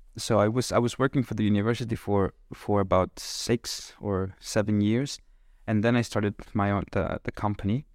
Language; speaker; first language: English; non-native, fluent; Spanish